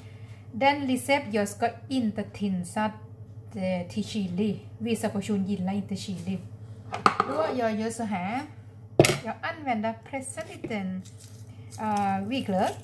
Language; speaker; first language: Swedish; non-native, learner; Thai